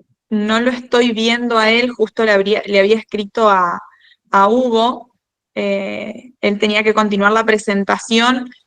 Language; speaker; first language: Spanish; native; Spanish